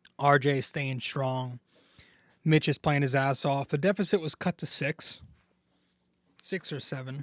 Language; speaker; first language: English; native; English